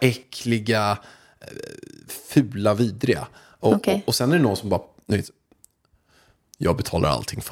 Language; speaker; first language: Swedish; native; Swedish